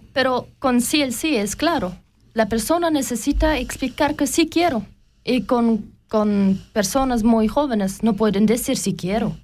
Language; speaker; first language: Spanish; non-native, learner; German